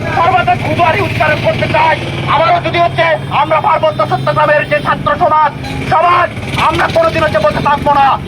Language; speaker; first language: Bangla; non-native, local second language; Chakma